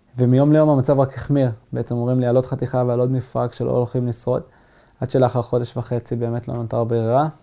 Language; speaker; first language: Hebrew; non-native, local second language; Arabic